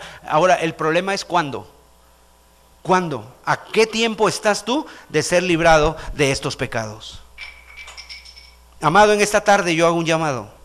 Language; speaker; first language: Spanish; native; Spanish